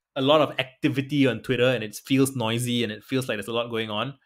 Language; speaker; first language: English; native; English